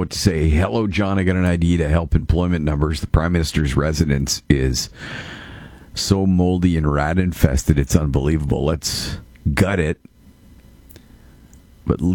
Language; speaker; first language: English; native; English